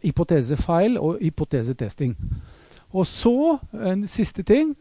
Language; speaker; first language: Norwegian; non-native, fluent; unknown